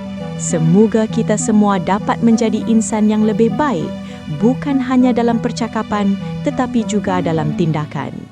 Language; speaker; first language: Malay; native; Malay